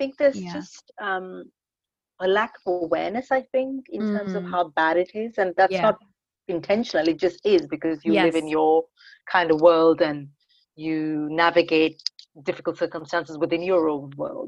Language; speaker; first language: English; non-native, local second language; Hindi